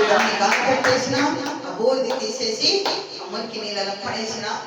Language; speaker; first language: Telugu; non-native, learner; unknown